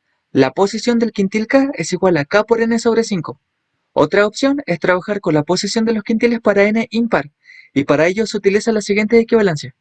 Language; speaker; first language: Spanish; native; Spanish